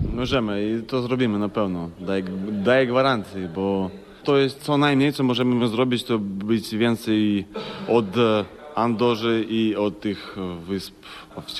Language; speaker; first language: Polish; non-native, fluent; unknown